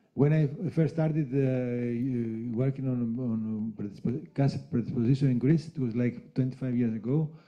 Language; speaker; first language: English; non-native, fluent; Greek